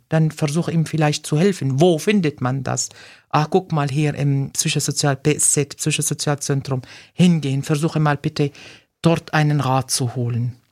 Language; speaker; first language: German; non-native, fluent; Arabic